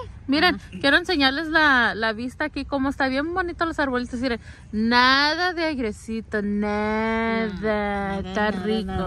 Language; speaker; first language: Spanish; early bilingual, heritage; Spanish